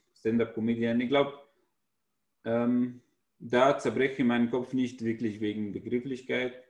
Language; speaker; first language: German; non-native, fluent; Arabic